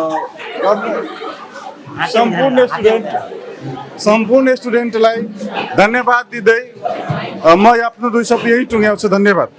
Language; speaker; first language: Nepali; non-native, local second language; Maithili